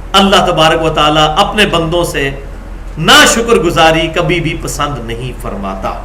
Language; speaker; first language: Urdu; non-native, local second language; Punjabi